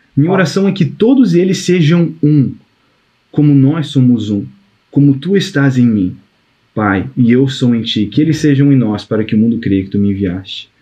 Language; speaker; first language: Portuguese; native; Portuguese